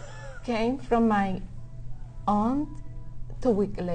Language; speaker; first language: English; non-native, local second language; Spanish